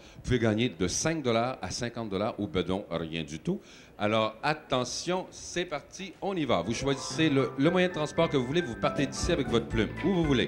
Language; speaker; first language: French; native; French